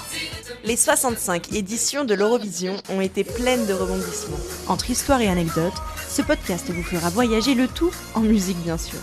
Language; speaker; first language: French; native; French